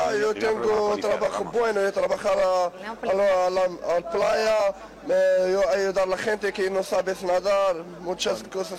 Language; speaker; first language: Spanish; non-native, learner; Arabic